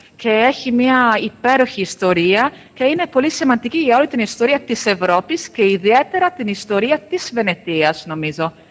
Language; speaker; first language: Greek; non-native, fluent; Italian